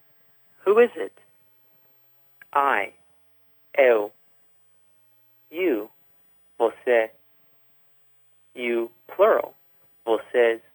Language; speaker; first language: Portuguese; non-native, fluent; English